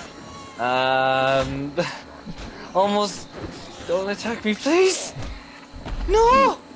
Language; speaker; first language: English; native; English